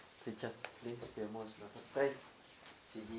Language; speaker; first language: Russian; non-native, fluent; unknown